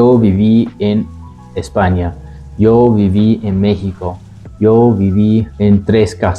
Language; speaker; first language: Spanish; non-native, fluent; English